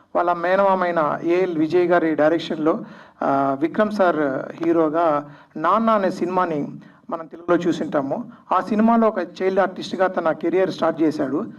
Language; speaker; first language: Telugu; native; Telugu